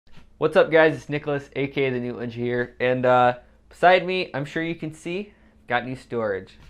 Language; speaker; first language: English; native; English